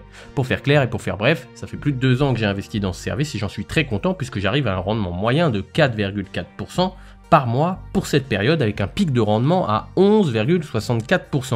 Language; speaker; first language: French; native; French